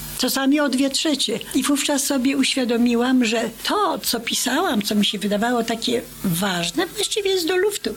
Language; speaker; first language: Polish; native; Polish